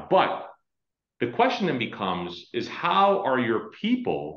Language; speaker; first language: English; native; English